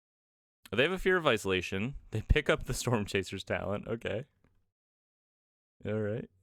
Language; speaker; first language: English; native; English